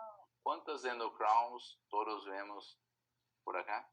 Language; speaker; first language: Spanish; non-native, fluent; Portuguese